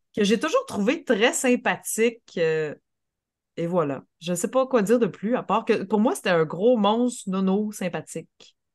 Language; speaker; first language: French; native; French